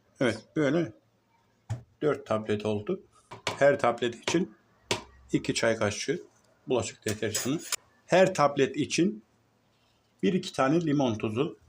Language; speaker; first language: Turkish; native; Turkish